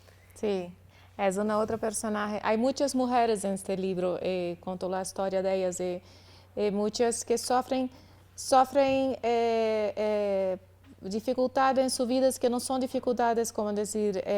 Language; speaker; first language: Spanish; non-native, learner; Portuguese